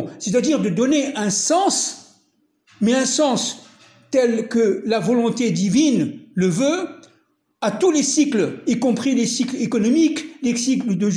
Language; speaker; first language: French; native; French